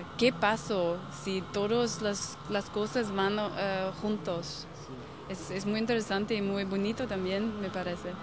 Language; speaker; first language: Spanish; non-native, learner; Portuguese